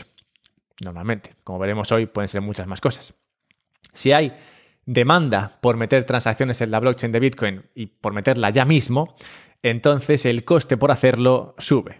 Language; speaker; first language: Spanish; native; Spanish